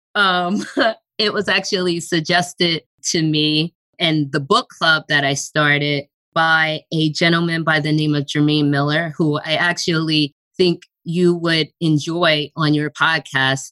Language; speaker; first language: English; native; English